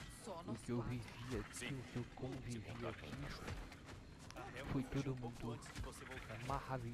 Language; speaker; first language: Portuguese; native; Portuguese